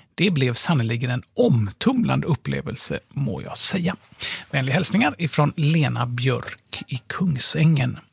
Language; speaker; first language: Swedish; native; Swedish